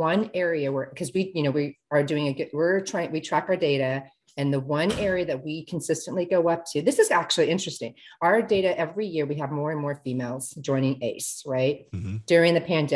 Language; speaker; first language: English; native; English